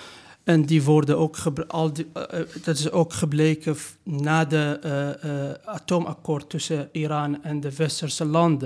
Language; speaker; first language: Dutch; non-native, fluent; Persian